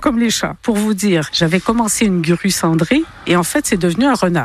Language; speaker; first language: French; native; French